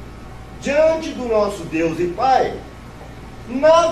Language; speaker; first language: Portuguese; native; Portuguese